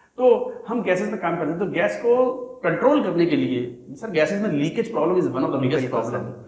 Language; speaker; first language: Hindi; native; Hindi